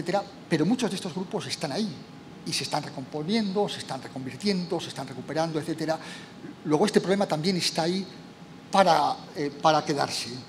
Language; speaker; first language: Spanish; native; Spanish